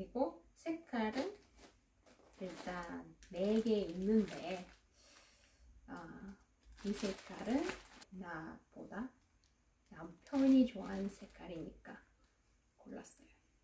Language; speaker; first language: Korean; non-native, fluent; Russian